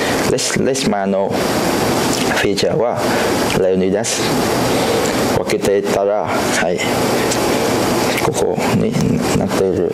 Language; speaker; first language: Japanese; non-native, learner; Cantonese